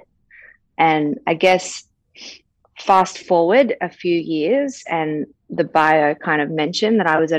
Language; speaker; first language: English; native; English